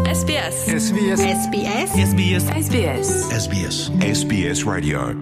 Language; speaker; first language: Macedonian; early bilingual, heritage; Macedonian